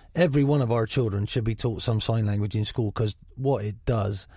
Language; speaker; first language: English; native; English